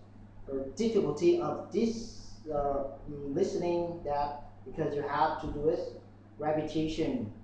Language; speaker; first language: English; non-native, learner; Vietnamese